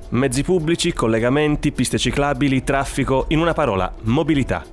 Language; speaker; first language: Italian; native; Italian